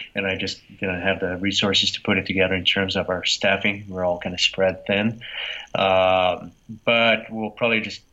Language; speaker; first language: English; non-native, fluent; Portuguese